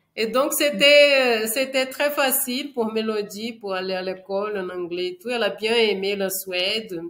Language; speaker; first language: French; non-native, fluent; Portuguese